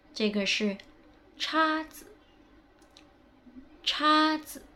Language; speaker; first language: Chinese; non-native, fluent; Indonesian